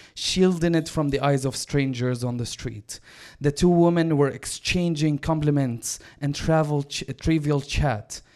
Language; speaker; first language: English; non-native, fluent; Arabic